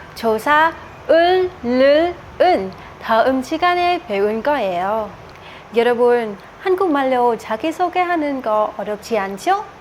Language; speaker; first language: Korean; non-native, learner; Vietnamese